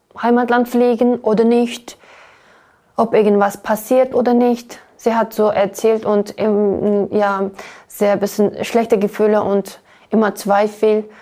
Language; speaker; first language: German; non-native, learner; Uyghur